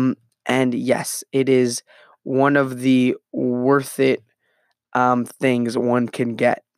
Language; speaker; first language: English; native; English